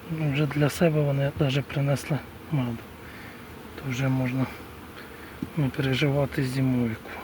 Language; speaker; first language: Ukrainian; native; Ukrainian